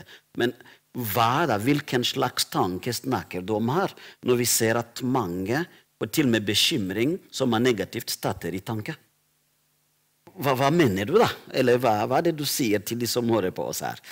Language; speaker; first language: Norwegian; non-native, fluent; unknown